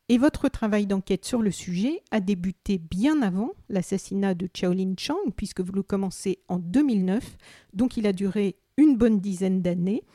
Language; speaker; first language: French; native; French